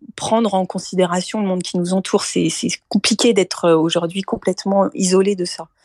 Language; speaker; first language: French; native; French